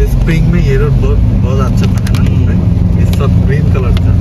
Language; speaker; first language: Hindi; non-native, learner; Bangla